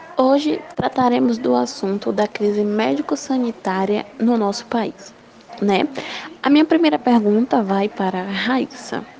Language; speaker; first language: Portuguese; native; Portuguese